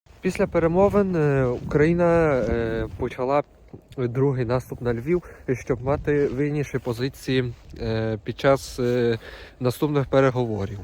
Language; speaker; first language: Ukrainian; native; Ukrainian